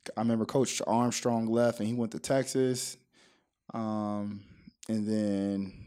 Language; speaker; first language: English; native; English